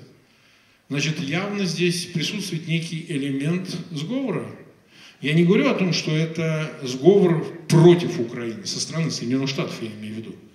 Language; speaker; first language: Russian; native; Russian